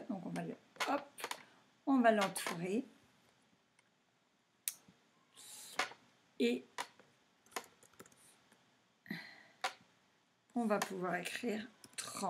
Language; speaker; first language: French; native; French